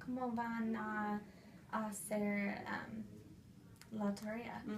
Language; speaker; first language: Spanish; non-native, fluent; English